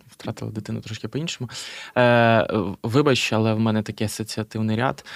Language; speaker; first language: Ukrainian; native; Ukrainian